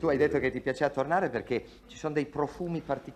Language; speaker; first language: Italian; native; Italian